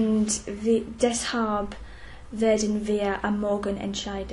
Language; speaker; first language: German; non-native, fluent; English